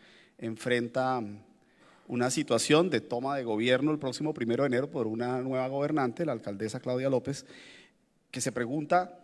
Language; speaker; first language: Spanish; native; Spanish